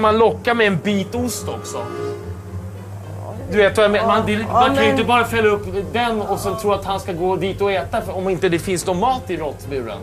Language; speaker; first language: Swedish; native; Swedish